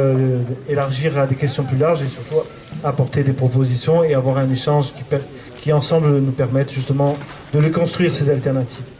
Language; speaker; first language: French; native; French